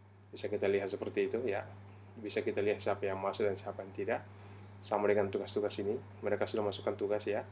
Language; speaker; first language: Indonesian; native; Indonesian